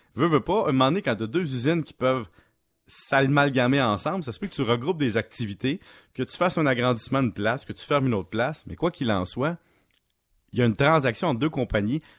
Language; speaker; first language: French; native; French